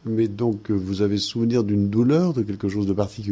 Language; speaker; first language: French; native; French